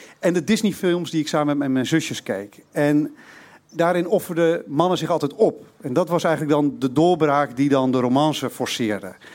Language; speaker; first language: Dutch; native; Dutch